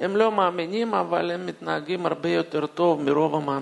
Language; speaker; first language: Hebrew; non-native, fluent; Russian